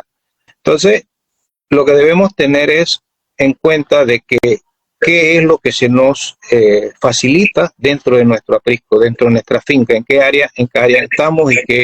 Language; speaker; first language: Spanish; native; Spanish